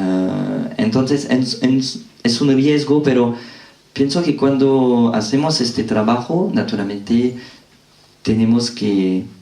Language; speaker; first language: Spanish; non-native, fluent; French